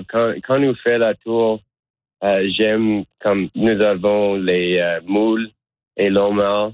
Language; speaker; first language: French; non-native, learner; English